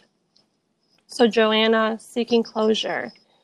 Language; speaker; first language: English; native; English